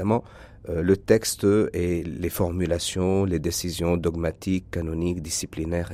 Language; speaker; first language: French; non-native, local second language; Arabic